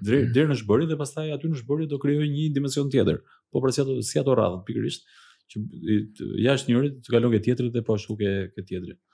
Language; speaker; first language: Albanian; early bilingual, heritage; Albanian